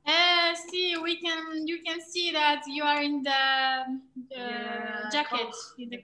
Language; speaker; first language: English; non-native, learner; Polish